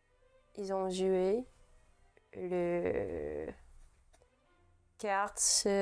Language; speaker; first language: French; non-native, learner; English